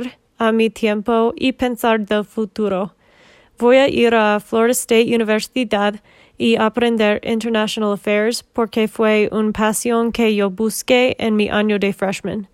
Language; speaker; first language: Spanish; non-native, learner; English